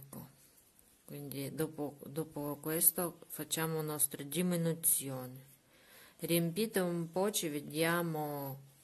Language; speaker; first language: Italian; non-native, learner; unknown